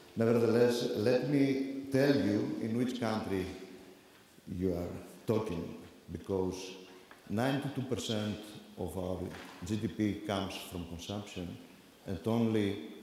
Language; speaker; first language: English; non-native, fluent; Greek